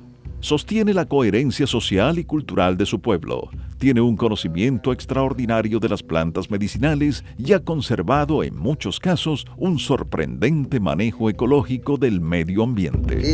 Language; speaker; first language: Spanish; native; Spanish